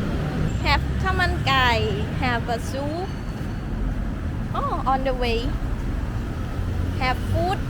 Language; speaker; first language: English; non-native, learner; Thai